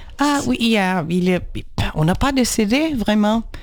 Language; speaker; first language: French; non-native, learner; Portuguese